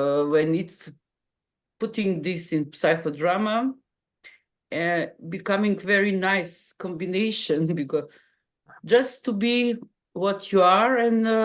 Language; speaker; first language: English; non-native, fluent; Macedonian